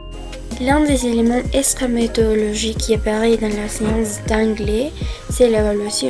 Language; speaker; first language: French; non-native, fluent; Spanish